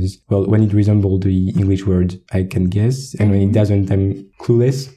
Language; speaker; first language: English; non-native, fluent; French